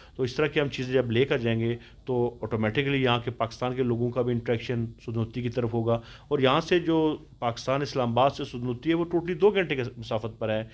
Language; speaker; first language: Urdu; non-native, local second language; Pahari-Potwari